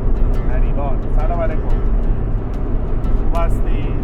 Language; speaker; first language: Persian; native; Persian